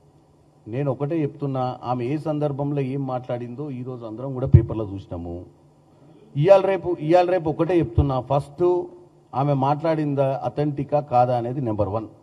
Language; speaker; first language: Telugu; native; Telugu